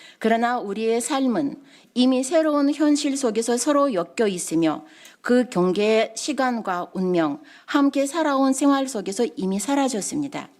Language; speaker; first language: Korean; non-native, fluent; Russian